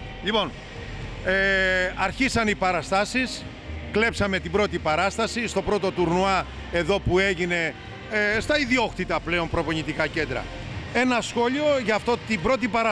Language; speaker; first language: Greek; native; Greek